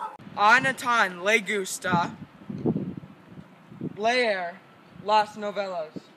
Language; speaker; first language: Spanish; non-native, learner; English